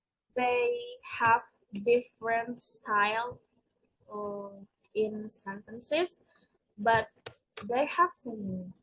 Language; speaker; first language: English; non-native, learner; Indonesian